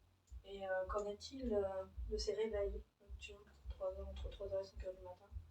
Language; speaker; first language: French; native; French